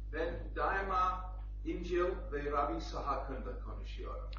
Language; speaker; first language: Turkish; non-native, learner; German